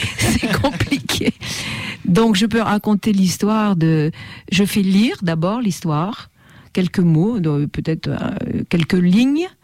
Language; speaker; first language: French; native; French